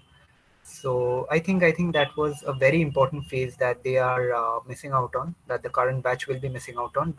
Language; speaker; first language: English; non-native, local second language; Bangla